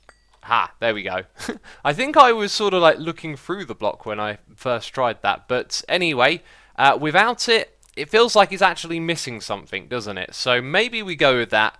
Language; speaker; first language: English; native; English